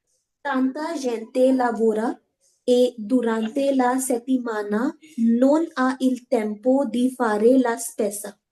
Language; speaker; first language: Italian; non-native, learner; Hindi